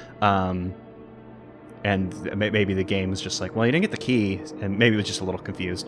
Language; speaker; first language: English; native; English